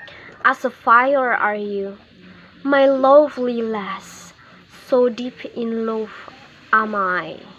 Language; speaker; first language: English; non-native, learner; Indonesian